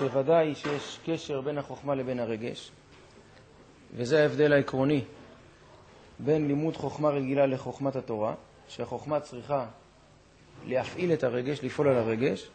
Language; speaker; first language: Hebrew; native; Hebrew